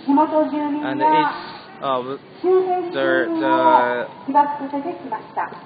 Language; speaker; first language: English; non-native, learner; Japanese